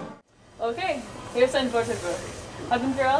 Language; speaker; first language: German; non-native, learner; English